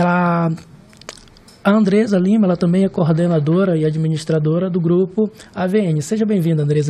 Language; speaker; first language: Portuguese; native; Portuguese